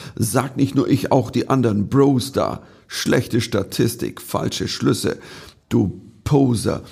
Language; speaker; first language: German; native; German